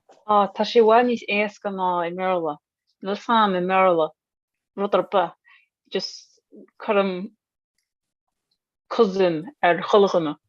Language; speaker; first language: Irish; non-native, learner; English